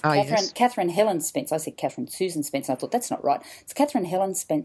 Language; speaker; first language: English; native; English